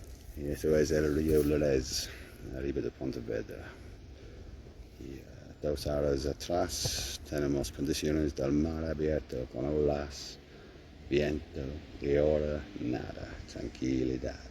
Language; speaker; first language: Spanish; non-native, learner; English